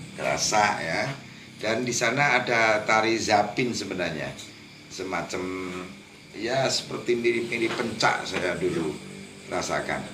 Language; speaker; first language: Indonesian; non-native, local second language; Javanese